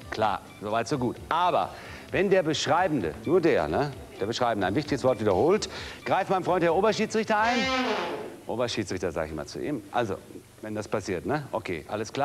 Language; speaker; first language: German; native; German